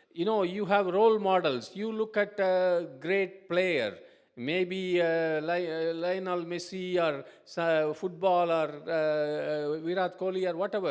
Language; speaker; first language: English; non-native, local second language; Tamil